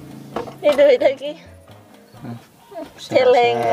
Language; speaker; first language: Indonesian; native; Indonesian